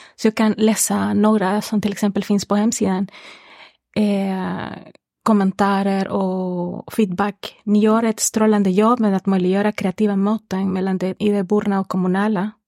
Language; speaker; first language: Swedish; non-native, fluent; Spanish